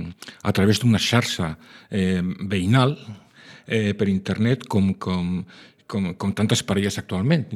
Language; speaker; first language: Catalan; non-native, local second language; Spanish